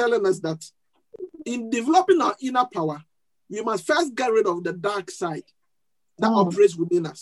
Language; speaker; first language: English; non-native, local second language; Akan